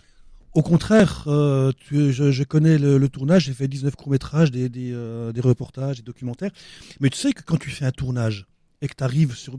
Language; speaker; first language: French; native; French